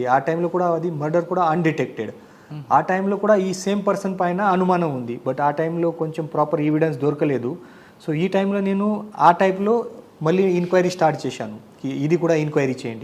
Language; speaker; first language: Telugu; non-native, fluent; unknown